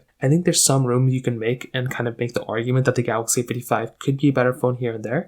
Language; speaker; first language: English; native; English